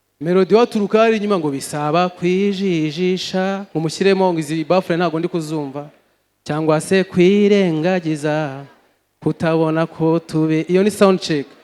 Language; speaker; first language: Kinyarwanda; native; Kinyarwanda